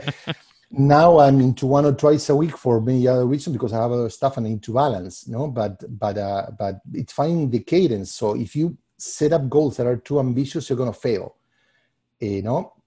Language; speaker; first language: English; non-native, fluent; Spanish